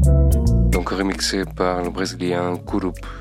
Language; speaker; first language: French; non-native, fluent; Portuguese